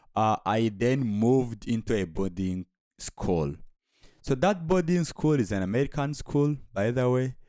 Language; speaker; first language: English; non-native, local second language; Kinyarwanda